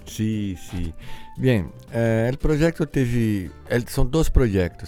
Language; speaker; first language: Spanish; non-native, fluent; Portuguese